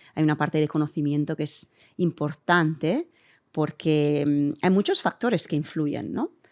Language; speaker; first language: Spanish; early bilingual, heritage; Italian